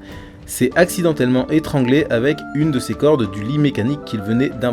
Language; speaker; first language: French; native; French